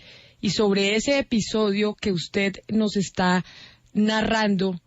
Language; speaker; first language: Spanish; native; Spanish